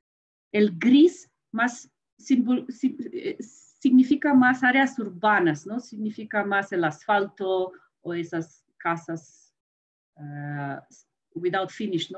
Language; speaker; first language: Spanish; non-native, fluent; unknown